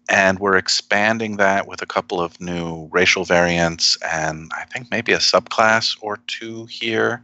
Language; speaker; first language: English; native; English